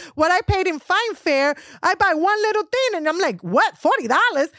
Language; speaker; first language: English; non-native, fluent; Spanish